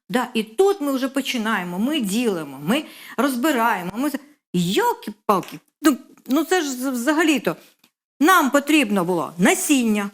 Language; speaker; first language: Ukrainian; non-native, local second language; Russian